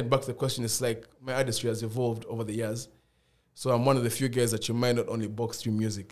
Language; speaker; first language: English; non-native, local second language; Ganda